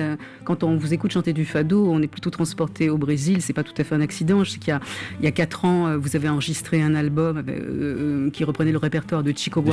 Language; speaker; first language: French; native; French